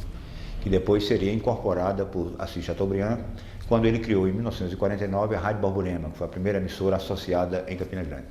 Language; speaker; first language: Portuguese; native; Portuguese